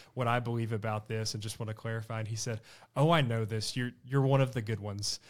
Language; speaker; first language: English; native; English